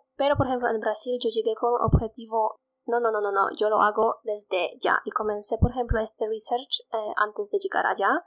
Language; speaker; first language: Spanish; non-native, fluent; Polish